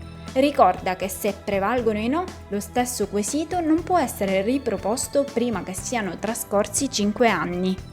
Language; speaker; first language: Italian; native; Italian